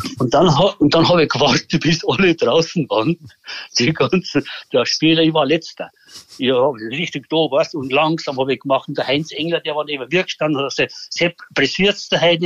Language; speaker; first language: German; native; German